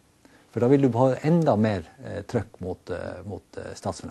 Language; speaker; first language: Norwegian; native; Norwegian